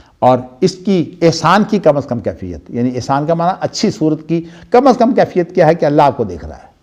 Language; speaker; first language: Urdu; non-native, local second language; Punjabi